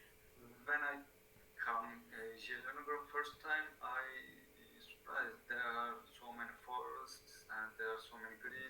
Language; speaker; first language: English; non-native, learner; Turkish